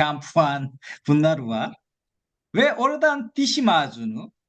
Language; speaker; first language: Turkish; non-native, fluent; Korean